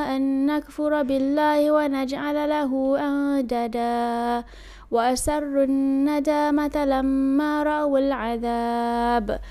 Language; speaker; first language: Arabic; non-native, learner; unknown